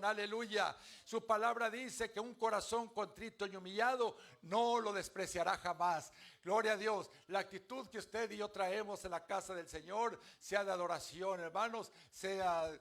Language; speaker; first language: Spanish; native; Spanish